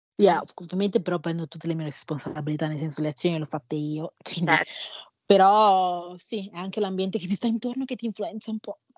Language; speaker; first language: Italian; early bilingual, other home language; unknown